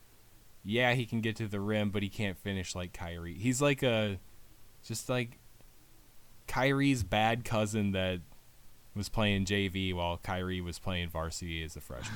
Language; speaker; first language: English; native; English